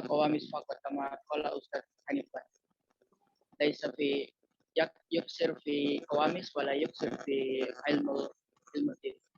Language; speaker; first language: Arabic; non-native, learner; Indonesian